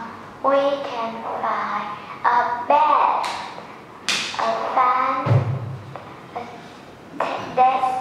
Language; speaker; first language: English; non-native, learner; Vietnamese